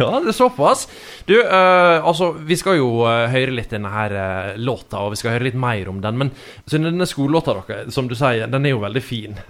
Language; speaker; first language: Norwegian; native; Norwegian